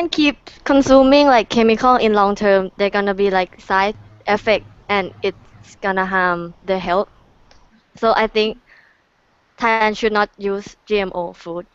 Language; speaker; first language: English; non-native, fluent; Thai